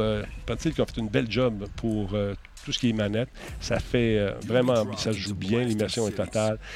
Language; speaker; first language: French; native; French